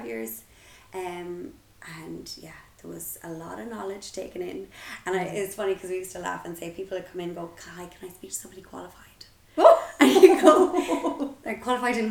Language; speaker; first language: English; native; English